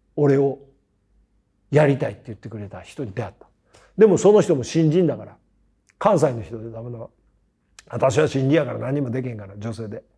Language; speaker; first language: Japanese; native; Japanese